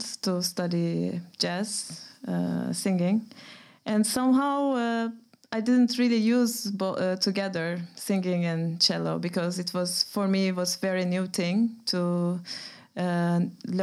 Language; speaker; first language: English; non-native, fluent; Turkish